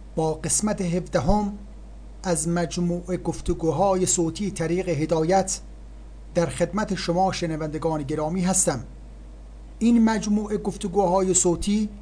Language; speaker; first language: Persian; native; Persian